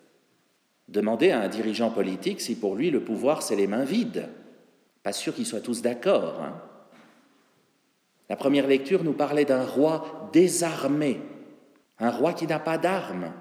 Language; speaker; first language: French; native; French